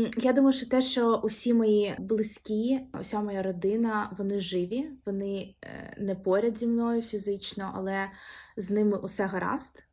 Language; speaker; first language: Ukrainian; non-native, local second language; Russian